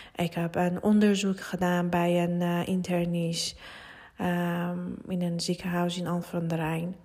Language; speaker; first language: Dutch; non-native, fluent; Persian